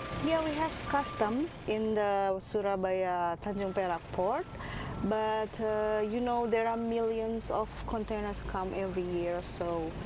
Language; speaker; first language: English; non-native, fluent; Indonesian